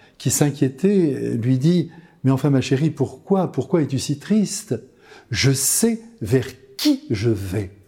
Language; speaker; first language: French; native; French